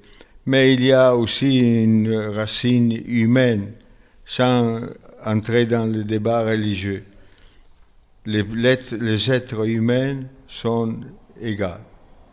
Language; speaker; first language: French; non-native, fluent; Italian